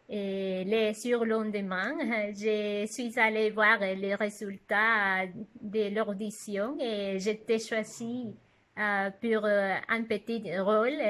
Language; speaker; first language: French; non-native, fluent; Spanish